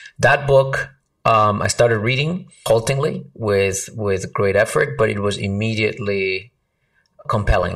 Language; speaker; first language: English; early bilingual, other home language; Spanish